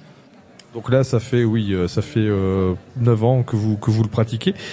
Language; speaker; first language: French; native; French